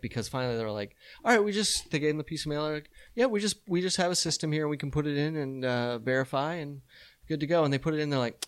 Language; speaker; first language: English; native; English